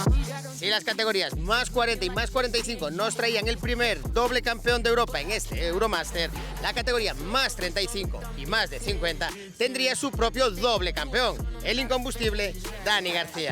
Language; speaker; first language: Spanish; native; Spanish